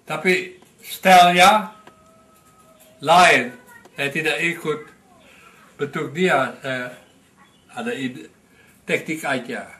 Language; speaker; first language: Indonesian; non-native, learner; Dutch